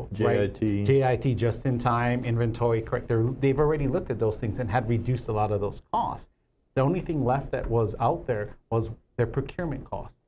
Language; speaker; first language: English; native; English